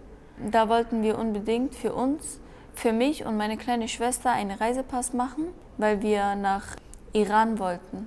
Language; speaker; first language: German; early bilingual, other home language; Persian